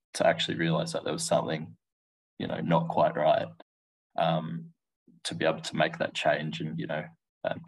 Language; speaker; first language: English; native; English